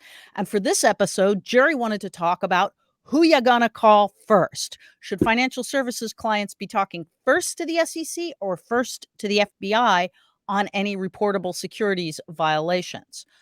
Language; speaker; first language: English; native; English